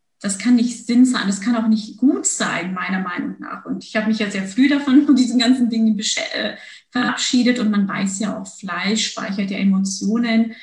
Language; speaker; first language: German; early bilingual, other home language; Turkish